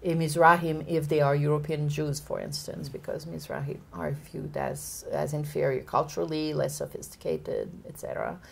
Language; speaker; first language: English; native; English